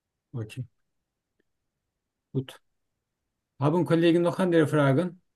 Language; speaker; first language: German; non-native, learner; Turkish